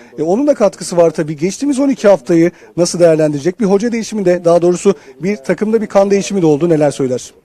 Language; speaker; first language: Turkish; native; Turkish